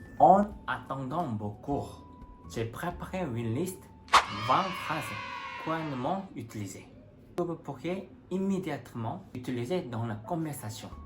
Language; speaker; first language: French; non-native, fluent; Korean